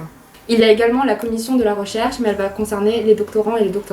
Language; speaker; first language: French; native; French